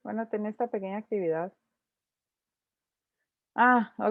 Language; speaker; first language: Spanish; native; Spanish